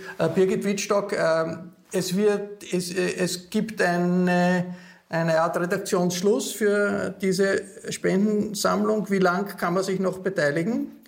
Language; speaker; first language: German; native; German